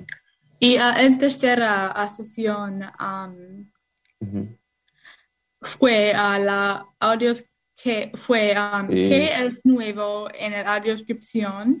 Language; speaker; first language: Spanish; non-native, learner; English